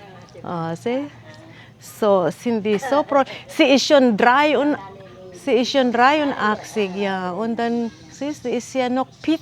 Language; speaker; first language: German; non-native, fluent; Filipino